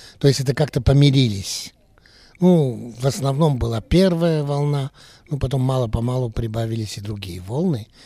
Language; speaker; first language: Russian; early bilingual, heritage; Russian